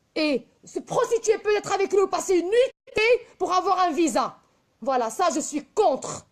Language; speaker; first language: French; non-native, local second language; Arabic